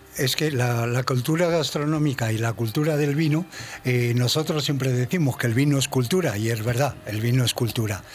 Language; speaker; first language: Spanish; native; Spanish